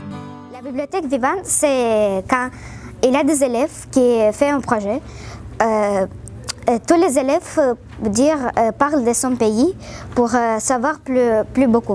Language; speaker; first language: French; non-native, learner; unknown